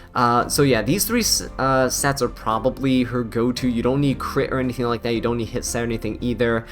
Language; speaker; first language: English; native; English